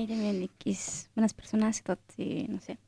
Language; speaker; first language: Spanish; early bilingual, other home language; Arabic